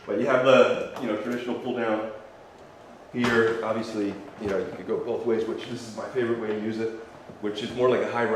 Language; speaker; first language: English; native; English